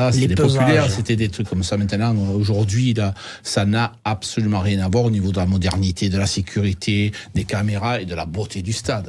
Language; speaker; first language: French; native; French